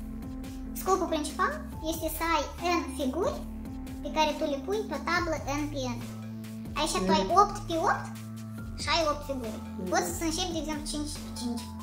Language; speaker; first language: Romanian; native; Romanian